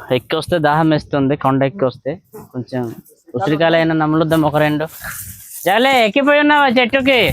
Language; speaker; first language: Telugu; non-native, local second language; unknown